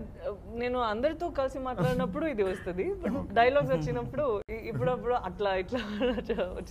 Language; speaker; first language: Telugu; non-native, local second language; Tamil